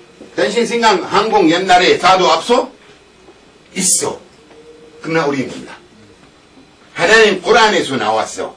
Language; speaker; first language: Korean; non-native, learner; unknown